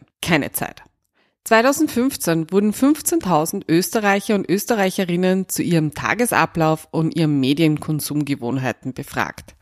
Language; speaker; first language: German; native; German